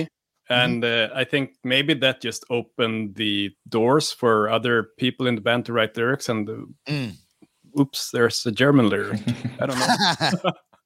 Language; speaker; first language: English; non-native, fluent; Swedish